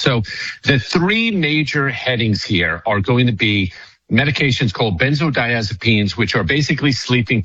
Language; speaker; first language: English; native; English